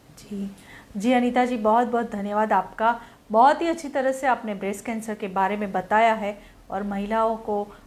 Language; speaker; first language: Hindi; non-native, local second language; Gujarati